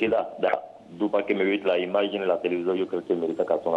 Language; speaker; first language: Romanian; non-native, learner; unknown